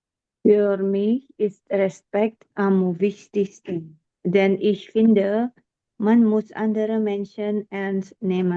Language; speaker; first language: German; non-native, learner; Indonesian